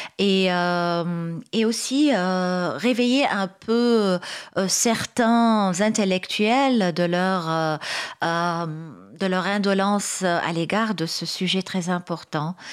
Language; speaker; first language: French; non-native, local second language; Arabic